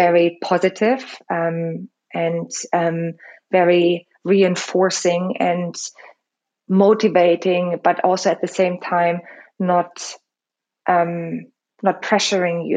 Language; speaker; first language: English; non-native, fluent; German